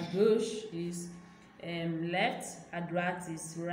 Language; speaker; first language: French; non-native, fluent; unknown